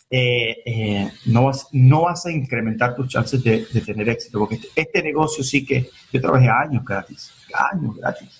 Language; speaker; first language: Spanish; early bilingual, heritage; Spanish